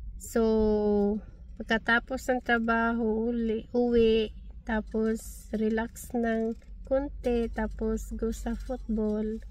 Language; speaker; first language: Filipino; non-native, local second language; Cebuano